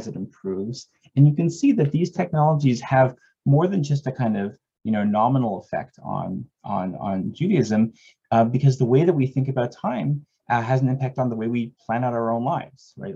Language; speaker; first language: English; native; English